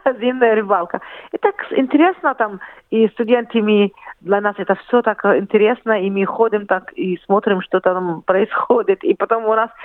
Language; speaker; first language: Russian; non-native, fluent; Arabic